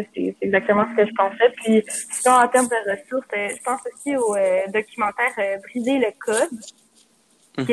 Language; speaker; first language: French; native; French